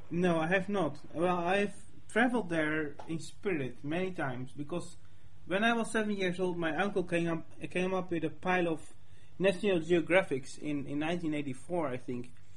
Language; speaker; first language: English; non-native, fluent; Dutch